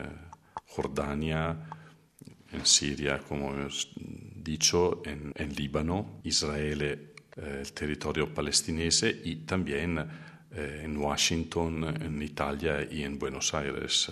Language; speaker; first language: Spanish; non-native, fluent; Italian